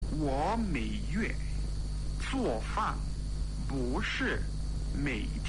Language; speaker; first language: Chinese; non-native, learner; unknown